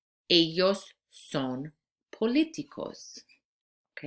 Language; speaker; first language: Spanish; non-native, fluent; English